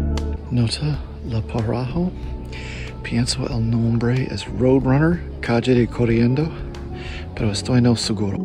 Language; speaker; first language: Spanish; non-native, learner; English